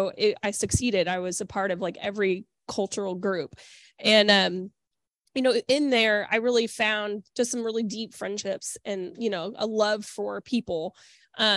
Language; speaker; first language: English; native; English